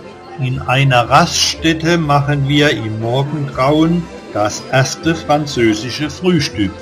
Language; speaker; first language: German; native; German